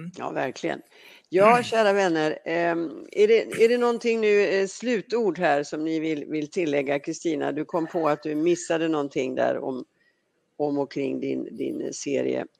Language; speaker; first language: Swedish; native; Swedish